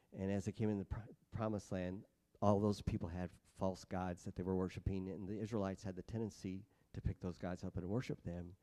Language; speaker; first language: English; native; English